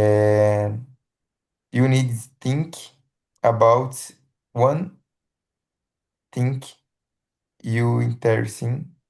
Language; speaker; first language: English; non-native, learner; Portuguese